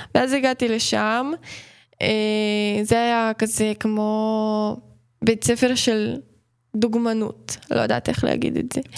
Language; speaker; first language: Hebrew; non-native, fluent; Ukrainian